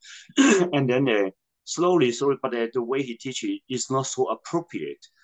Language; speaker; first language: English; non-native, local second language; Cantonese